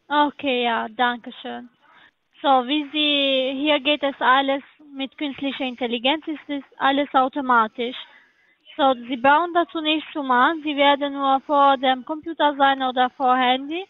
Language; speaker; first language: German; non-native, learner; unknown